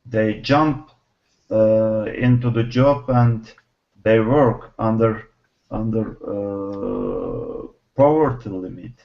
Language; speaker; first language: English; non-native, learner; Turkish